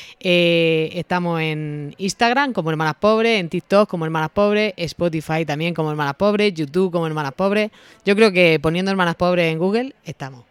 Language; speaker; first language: Spanish; native; Spanish